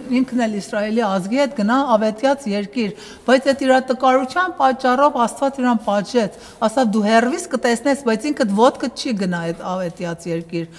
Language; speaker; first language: Armenian; early bilingual, heritage; Armenian